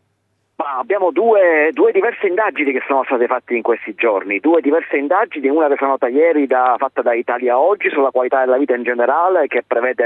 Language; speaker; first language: Italian; native; Italian